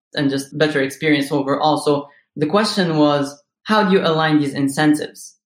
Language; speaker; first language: English; non-native, fluent; Arabic